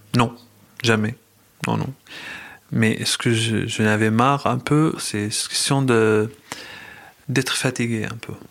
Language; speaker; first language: French; non-native, fluent; Arabic